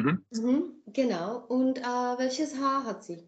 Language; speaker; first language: German; non-native, fluent; Czech